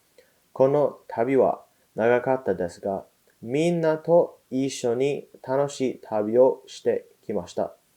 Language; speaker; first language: Japanese; non-native, learner; English